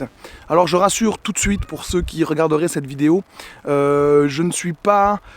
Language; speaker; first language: French; native; French